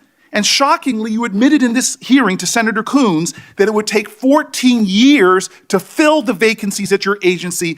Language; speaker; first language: English; native; English